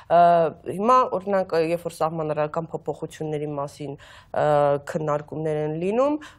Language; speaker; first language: Armenian; native; Armenian